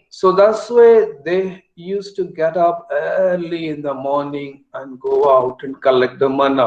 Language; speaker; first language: English; non-native, local second language; Telugu